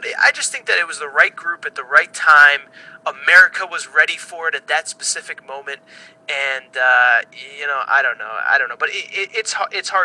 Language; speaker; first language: English; native; English